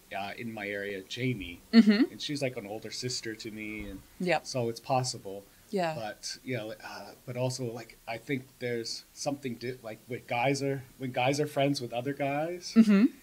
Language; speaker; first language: English; native; English